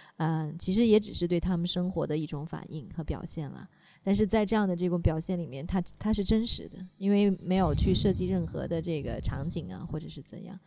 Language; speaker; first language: Chinese; native; Chinese